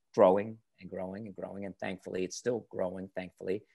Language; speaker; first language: English; native; English